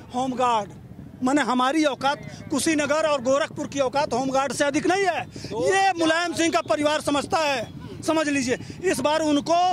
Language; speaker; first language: Hindi; native; Hindi